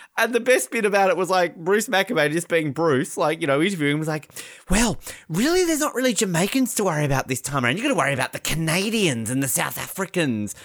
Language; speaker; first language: English; native; English